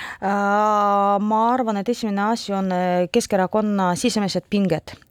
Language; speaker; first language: Estonian; non-native, local second language; Russian